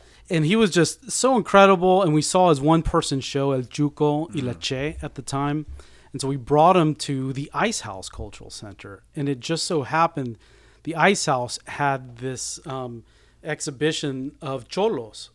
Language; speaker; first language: English; early bilingual, other home language; Spanish